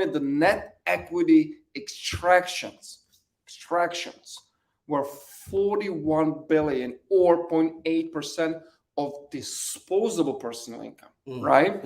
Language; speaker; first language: English; native; English